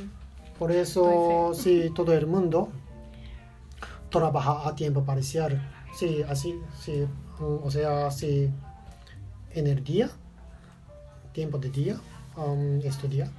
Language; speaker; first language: Spanish; non-native, learner; Japanese